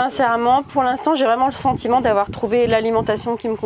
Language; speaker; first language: French; native; French